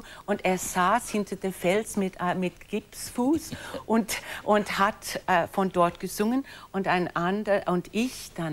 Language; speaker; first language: German; non-native, fluent; English